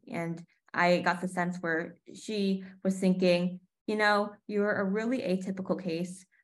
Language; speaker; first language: English; native; English